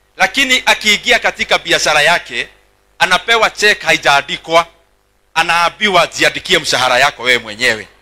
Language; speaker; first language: Swahili; non-native, local second language; Kikuyu